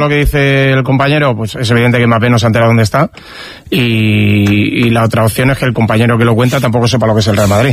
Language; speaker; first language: Spanish; native; Spanish